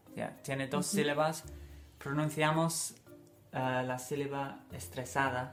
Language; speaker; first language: Spanish; non-native, fluent; English